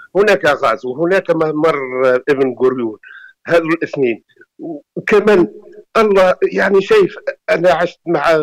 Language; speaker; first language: Arabic; native; Arabic